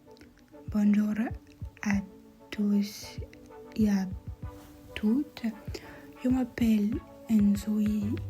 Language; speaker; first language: French; non-native, learner; Spanish